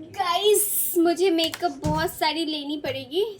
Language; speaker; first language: Hindi; non-native, local second language; Bangla